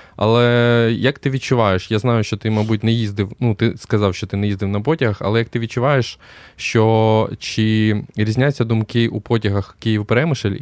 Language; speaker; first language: Ukrainian; native; Ukrainian